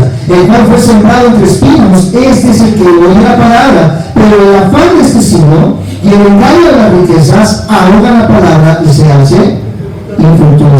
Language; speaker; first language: Spanish; native; Spanish